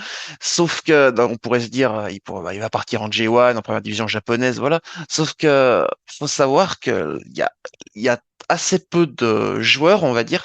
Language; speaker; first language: French; native; French